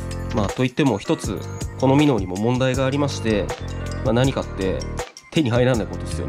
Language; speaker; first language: Japanese; native; Japanese